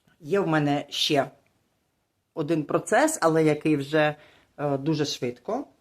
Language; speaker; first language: Ukrainian; non-native, local second language; Russian